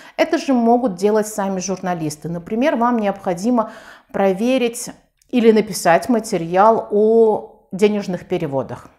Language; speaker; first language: Russian; non-native, local second language; Tajik